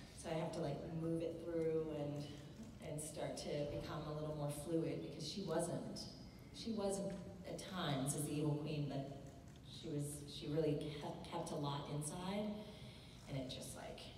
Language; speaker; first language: English; native; English